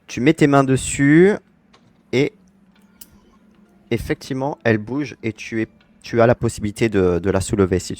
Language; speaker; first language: French; native; French